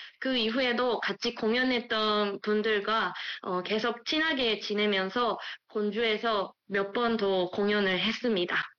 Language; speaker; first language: Korean; non-native, fluent; Japanese